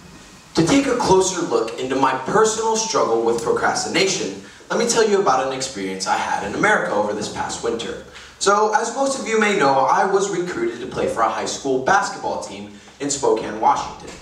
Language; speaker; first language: English; native; English